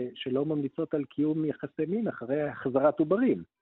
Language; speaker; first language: Hebrew; native; Hebrew